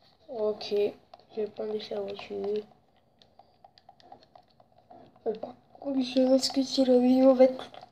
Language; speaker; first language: French; native; French